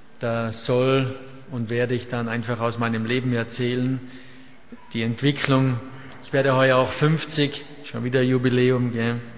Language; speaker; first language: German; native; German